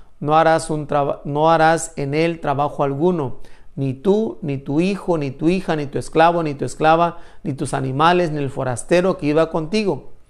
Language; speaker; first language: Spanish; native; Spanish